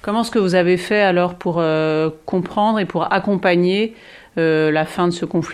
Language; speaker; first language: French; native; French